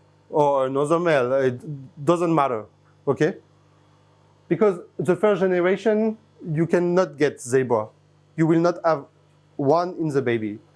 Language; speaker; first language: English; non-native, fluent; French